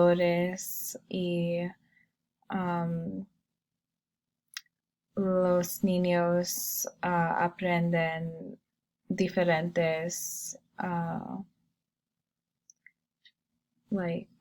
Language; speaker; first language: Spanish; non-native, learner; English